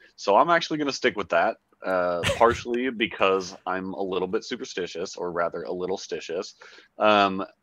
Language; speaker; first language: English; native; English